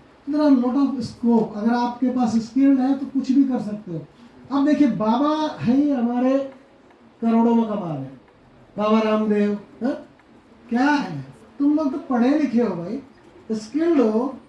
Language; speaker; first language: Hindi; native; Hindi